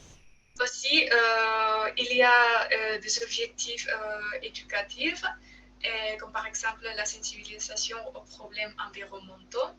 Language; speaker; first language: French; non-native, learner; Spanish